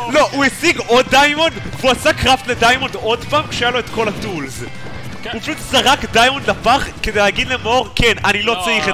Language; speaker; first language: Hebrew; native; Hebrew